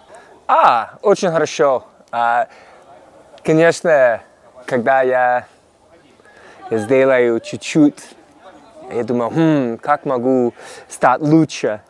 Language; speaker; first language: Russian; non-native, learner; English